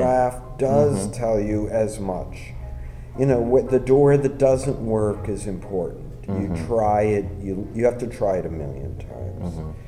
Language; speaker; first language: English; native; English